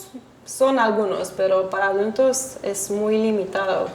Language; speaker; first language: Spanish; non-native, fluent; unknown